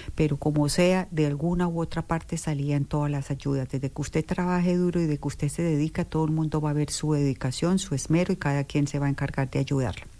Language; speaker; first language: Spanish; native; Spanish